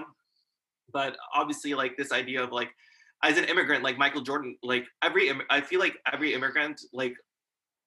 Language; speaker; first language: English; early bilingual, other home language; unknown